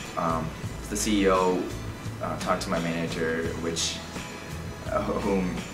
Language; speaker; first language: English; native; English